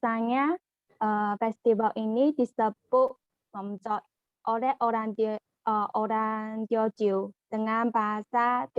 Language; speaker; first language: Indonesian; non-native, learner; Chinese